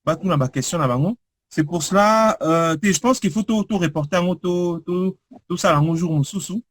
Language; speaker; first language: French; non-native, local second language; Lingala